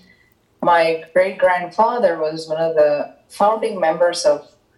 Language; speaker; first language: English; non-native, local second language; Tamil